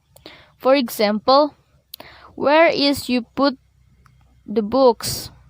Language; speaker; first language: English; non-native, learner; Indonesian